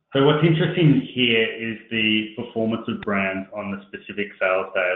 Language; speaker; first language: English; native; English